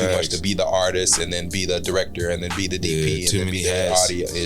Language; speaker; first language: English; native; English